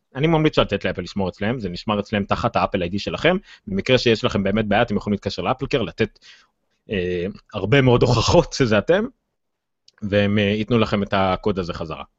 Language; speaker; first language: Hebrew; native; Hebrew